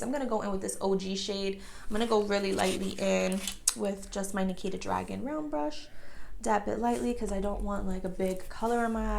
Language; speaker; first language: English; native; English